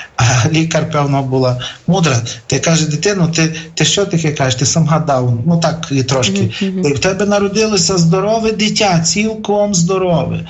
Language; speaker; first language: Ukrainian; native; Ukrainian